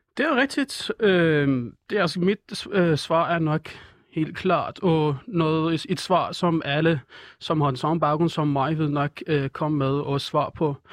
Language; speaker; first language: Danish; non-native, fluent; Persian